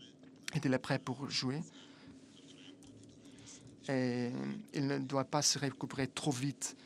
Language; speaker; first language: French; non-native, fluent; Italian